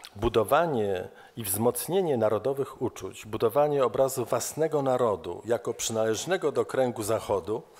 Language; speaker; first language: Polish; native; Polish